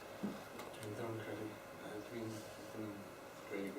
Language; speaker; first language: Welsh; non-native, learner; English